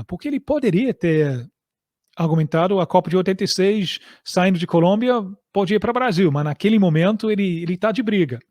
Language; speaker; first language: Portuguese; non-native, fluent; English